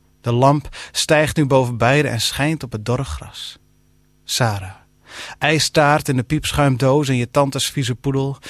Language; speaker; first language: Dutch; non-native, local second language; Western Frisian